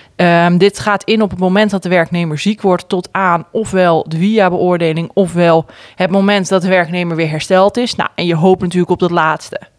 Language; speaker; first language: Dutch; native; Dutch